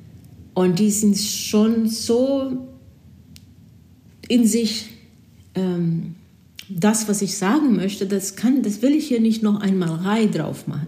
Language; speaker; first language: German; non-native, fluent; Portuguese